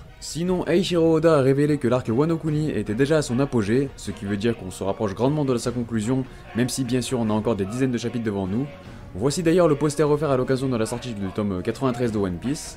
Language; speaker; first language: French; native; French